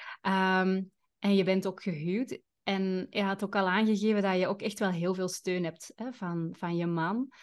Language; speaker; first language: Dutch; native; Dutch